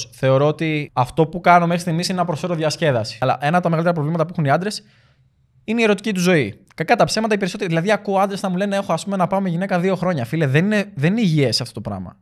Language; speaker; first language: Greek; early bilingual, other home language; Albanian